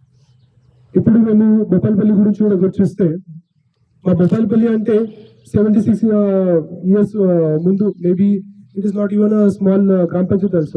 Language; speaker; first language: Telugu; non-native, learner; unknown